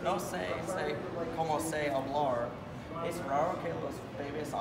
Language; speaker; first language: Spanish; non-native, learner; English